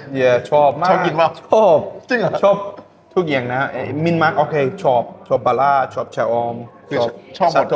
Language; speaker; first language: Thai; non-native, learner; English